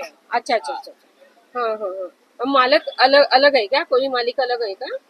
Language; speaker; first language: Hindi; non-native, local second language; Marathi